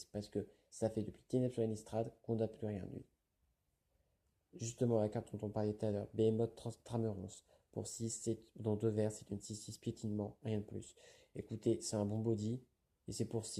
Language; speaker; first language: French; native; French